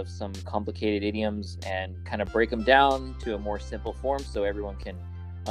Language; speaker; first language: English; native; English